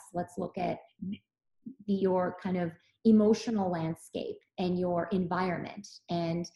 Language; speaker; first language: English; early bilingual, other home language; Serbian